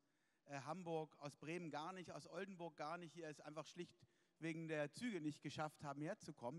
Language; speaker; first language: German; native; German